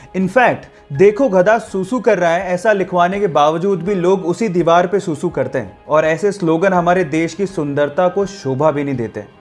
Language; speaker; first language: Hindi; native; Hindi